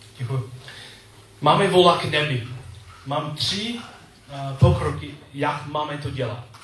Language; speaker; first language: Czech; non-native, learner; English